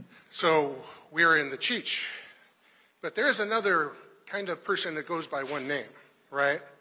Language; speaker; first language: English; native; English